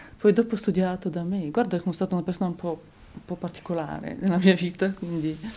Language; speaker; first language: Italian; non-native, fluent; Romanian